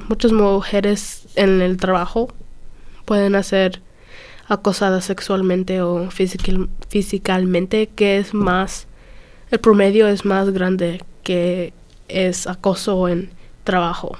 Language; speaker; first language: Spanish; early bilingual, other home language; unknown